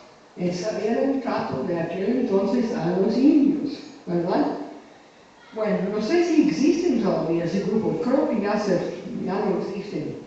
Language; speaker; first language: Spanish; non-native, fluent; English